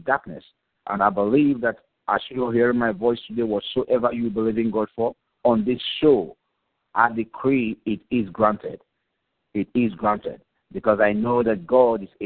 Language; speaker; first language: English; non-native, local second language; Yoruba